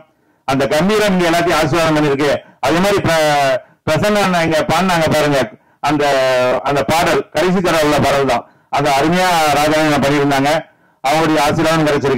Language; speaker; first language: Tamil; native; Tamil